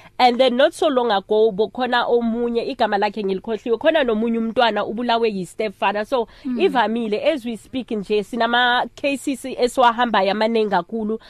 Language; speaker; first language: Zulu; native; Zulu